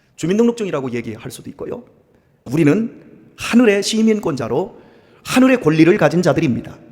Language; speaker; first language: Korean; native; Korean